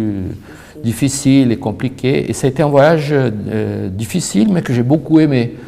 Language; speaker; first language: French; non-native, fluent; Portuguese